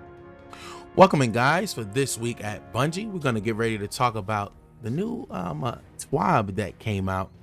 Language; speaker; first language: English; native; English